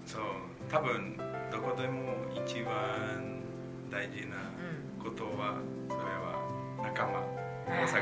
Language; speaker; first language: Japanese; non-native, learner; Spanish